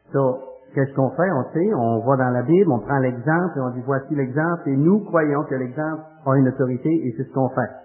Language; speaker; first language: French; native; French